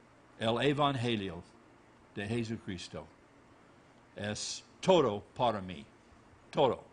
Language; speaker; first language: Spanish; non-native, learner; English